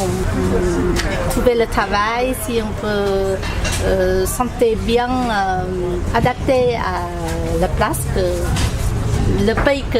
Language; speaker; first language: French; non-native, learner; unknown